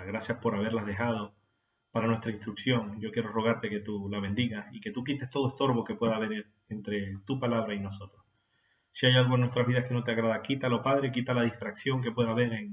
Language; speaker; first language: Spanish; native; Spanish